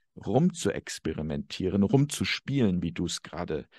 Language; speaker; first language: German; native; German